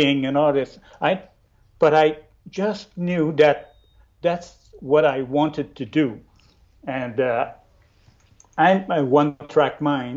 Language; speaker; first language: English; native; English